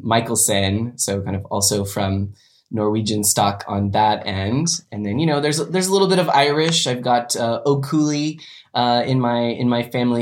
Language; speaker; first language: English; native; English